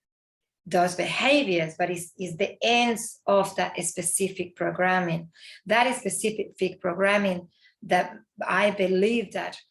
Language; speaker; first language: English; non-native, fluent; Spanish